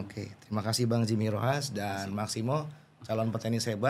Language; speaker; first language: Indonesian; native; Indonesian